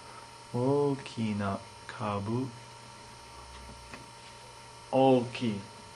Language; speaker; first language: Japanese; non-native, learner; English